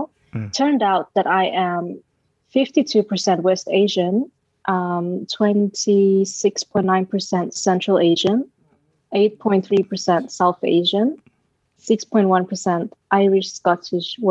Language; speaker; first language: English; non-native, fluent; Danish